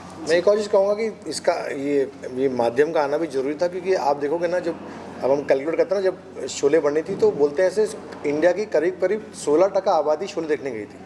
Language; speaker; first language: Hindi; native; Hindi